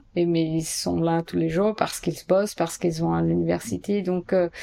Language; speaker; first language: French; non-native, fluent; Portuguese